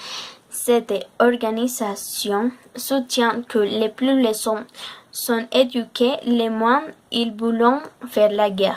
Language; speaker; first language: French; non-native, learner; Spanish